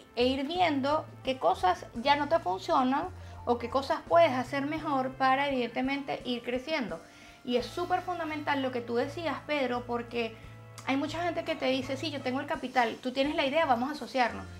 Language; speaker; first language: Spanish; native; Spanish